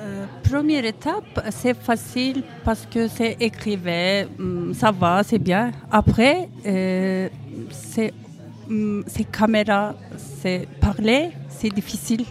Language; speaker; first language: French; non-native, learner; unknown